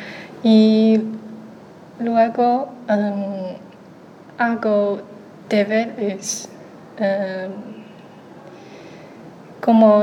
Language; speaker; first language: Spanish; non-native, learner; Chinese